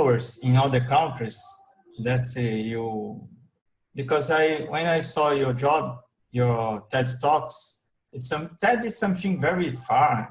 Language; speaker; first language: English; non-native, learner; Portuguese